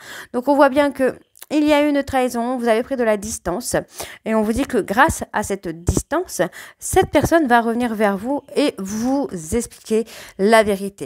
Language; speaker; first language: French; native; French